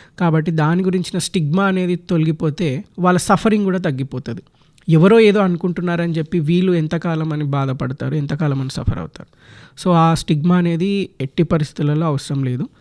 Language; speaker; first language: Telugu; native; Telugu